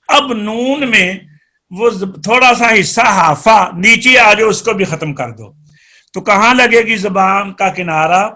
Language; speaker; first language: Urdu; non-native, local second language; Punjabi